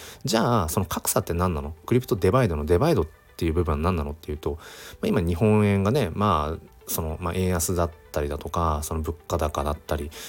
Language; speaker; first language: Japanese; native; Japanese